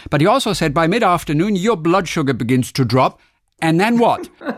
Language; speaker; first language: English; non-native, fluent; German